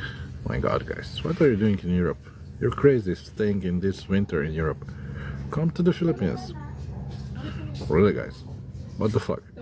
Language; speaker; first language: English; non-native, fluent; Slovenian